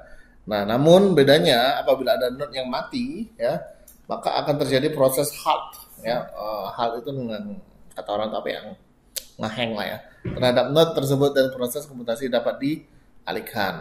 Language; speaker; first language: Indonesian; native; Indonesian